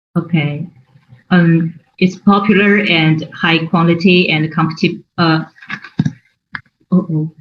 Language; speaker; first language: English; non-native, learner; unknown